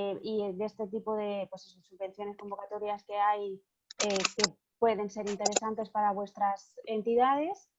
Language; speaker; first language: Spanish; native; Spanish